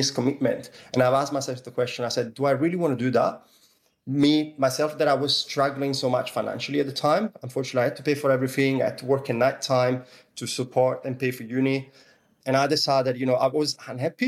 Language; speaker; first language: English; non-native, fluent; Italian